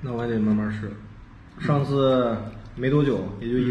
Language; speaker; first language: Chinese; native; Chinese